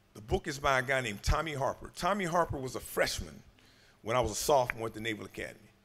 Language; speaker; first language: English; native; English